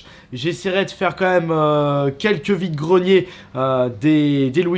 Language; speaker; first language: French; native; French